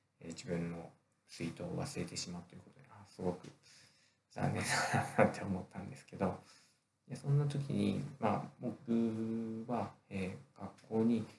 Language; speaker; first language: Japanese; native; Japanese